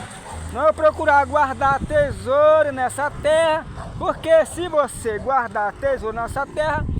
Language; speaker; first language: Portuguese; native; Portuguese